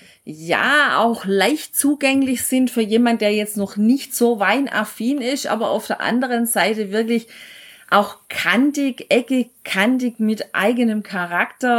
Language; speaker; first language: German; native; German